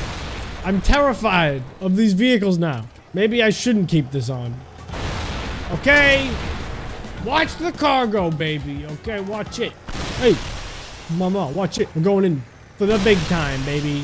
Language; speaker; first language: English; native; English